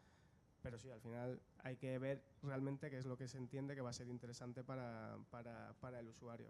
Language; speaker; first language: Spanish; native; Spanish